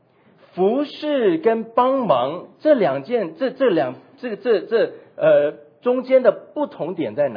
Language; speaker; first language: Chinese; native; Chinese